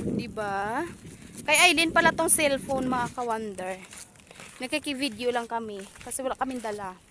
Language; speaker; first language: Filipino; non-native, local second language; Cebuano